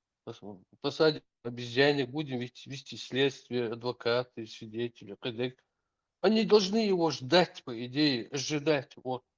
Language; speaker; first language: Russian; non-native, local second language; Chechen